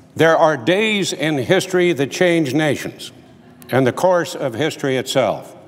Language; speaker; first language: English; native; English